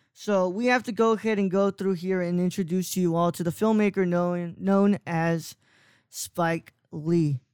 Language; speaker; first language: English; native; English